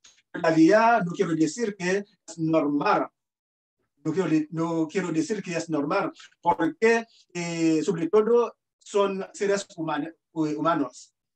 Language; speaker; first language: Spanish; non-native, fluent; Haitian Creole